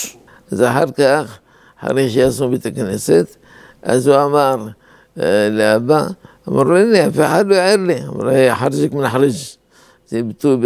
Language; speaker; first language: Hebrew; non-native, fluent; Arabic